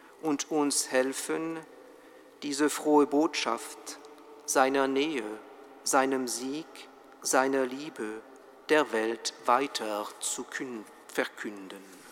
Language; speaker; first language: German; non-native, fluent; French